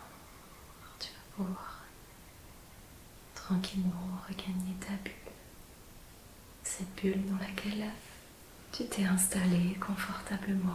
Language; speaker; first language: French; native; French